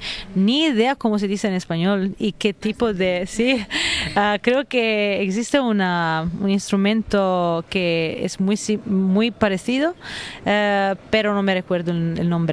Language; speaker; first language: Spanish; non-native, fluent; Italian